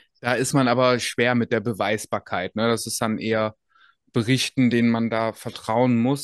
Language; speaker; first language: German; native; German